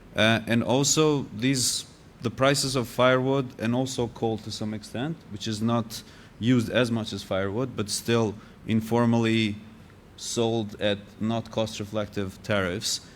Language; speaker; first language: English; non-native, fluent; Albanian